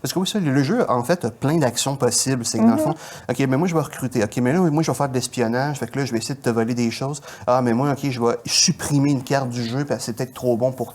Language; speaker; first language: French; native; French